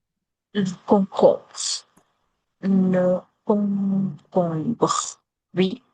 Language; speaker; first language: French; non-native, learner; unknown